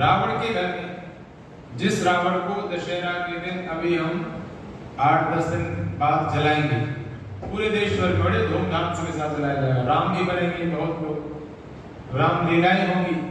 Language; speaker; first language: Hindi; native; Hindi